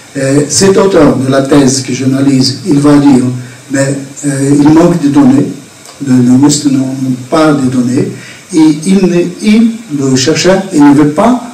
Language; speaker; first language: French; non-native, fluent; Portuguese